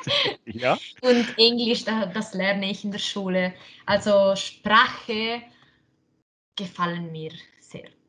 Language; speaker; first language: German; non-native, local second language; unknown